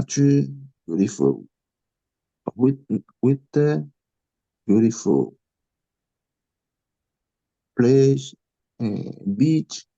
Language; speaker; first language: English; non-native, learner; Haitian Creole